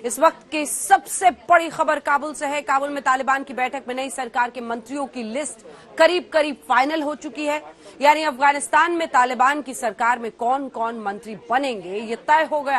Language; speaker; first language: Hindi; native; Hindi